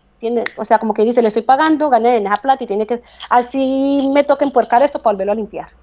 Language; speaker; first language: Spanish; native; Spanish